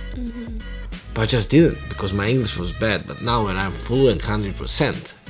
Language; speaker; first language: English; non-native, fluent; Serbian